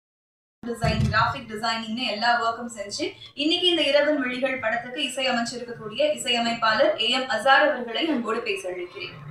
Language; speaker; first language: Tamil; native; Tamil